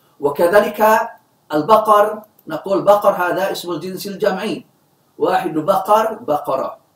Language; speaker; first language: Arabic; non-native, fluent; Indonesian